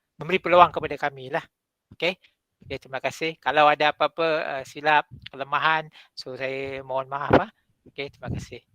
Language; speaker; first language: Malay; non-native, local second language; Tamil